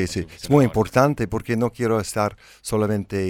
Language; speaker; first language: Spanish; non-native, learner; English